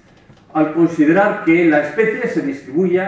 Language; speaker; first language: Spanish; native; Spanish